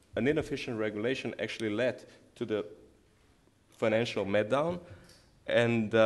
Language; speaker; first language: English; non-native, fluent; Slovenian